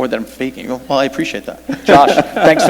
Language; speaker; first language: English; native; English